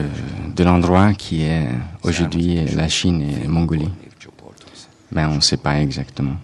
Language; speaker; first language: French; non-native, fluent; Hungarian